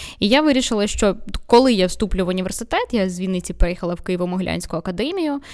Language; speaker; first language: Ukrainian; non-native, local second language; Russian